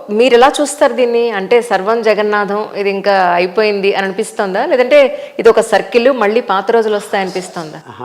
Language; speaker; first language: Telugu; native; Telugu